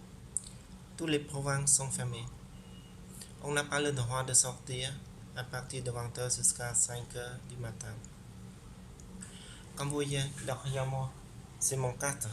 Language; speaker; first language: French; non-native, learner; Khmer